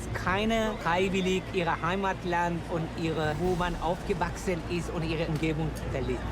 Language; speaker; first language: German; non-native, fluent; Persian